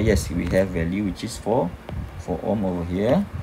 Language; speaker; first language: English; non-native, local second language; Malay